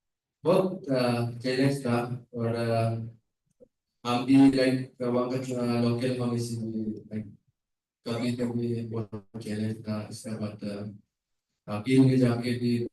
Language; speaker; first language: Hindi; non-native, local second language; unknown